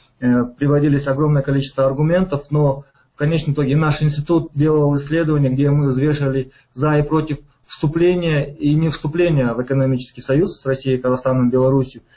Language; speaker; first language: Russian; non-native, local second language; Kyrgyz